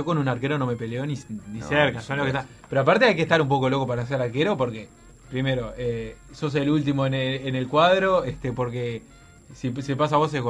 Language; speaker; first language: Spanish; native; Spanish